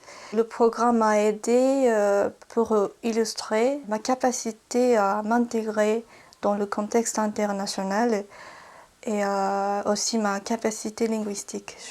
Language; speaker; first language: French; non-native, fluent; Japanese